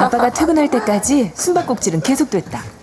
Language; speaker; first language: Korean; native; Korean